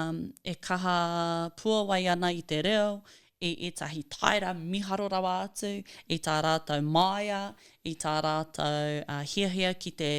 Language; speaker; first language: Māori; non-native, local second language; English